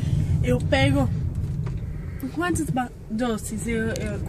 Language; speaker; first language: Portuguese; non-native, fluent; English